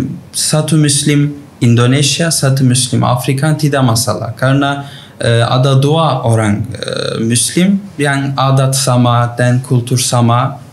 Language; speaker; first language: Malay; non-native, learner; Turkish